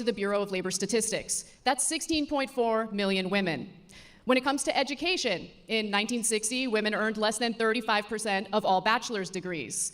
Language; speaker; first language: English; native; English